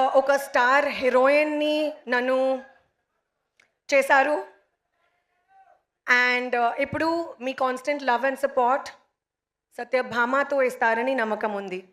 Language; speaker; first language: Telugu; non-native, learner; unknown